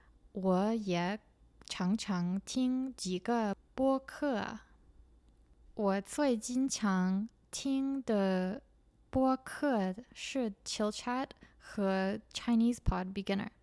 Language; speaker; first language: Chinese; non-native, learner; English